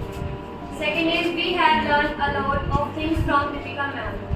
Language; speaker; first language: English; non-native, learner; Hindi